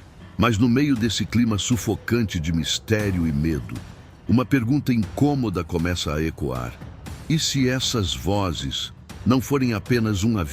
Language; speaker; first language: Portuguese; native; Portuguese